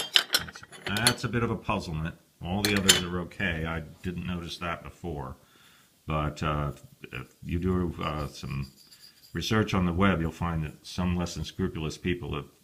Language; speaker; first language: English; native; English